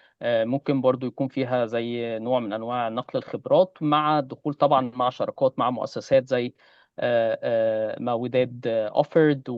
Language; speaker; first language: Arabic; native; Arabic